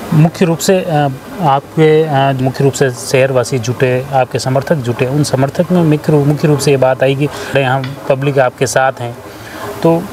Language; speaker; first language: Hindi; native; Hindi